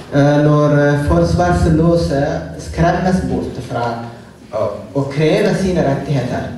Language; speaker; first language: Norwegian; non-native, fluent; Oromo